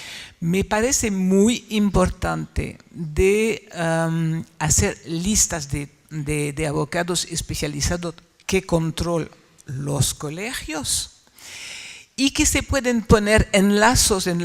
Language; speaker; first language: Spanish; non-native, fluent; French